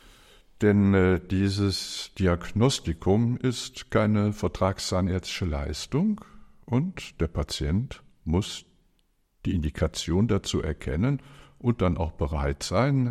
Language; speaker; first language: German; native; German